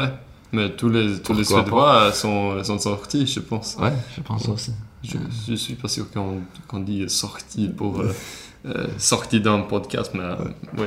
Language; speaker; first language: French; non-native, learner; Swedish